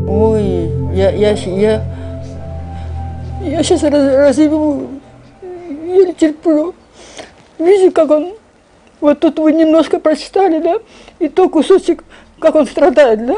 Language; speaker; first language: Russian; early bilingual, other home language; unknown